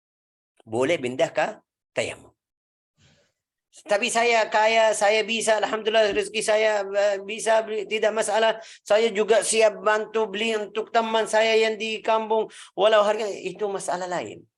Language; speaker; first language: Indonesian; non-native, fluent; Arabic